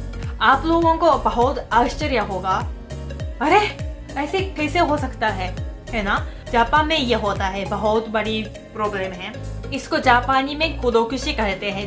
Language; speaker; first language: Hindi; non-native, fluent; Japanese